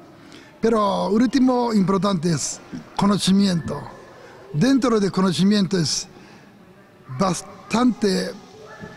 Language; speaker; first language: Spanish; non-native, learner; Japanese